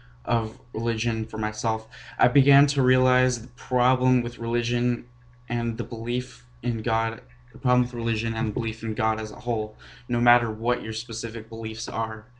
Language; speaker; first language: English; native; English